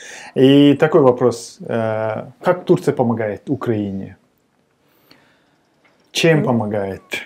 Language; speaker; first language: Russian; non-native, fluent; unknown